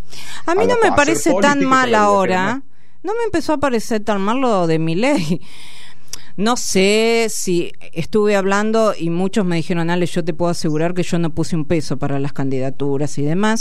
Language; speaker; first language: Spanish; native; Spanish